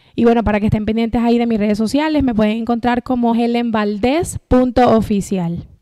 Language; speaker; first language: Spanish; native; Spanish